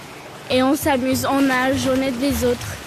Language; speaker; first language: French; early bilingual, other home language; Turkish